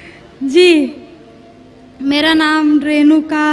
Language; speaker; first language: Hindi; non-native, local second language; Marathi